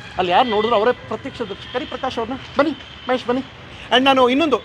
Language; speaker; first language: Kannada; native; Kannada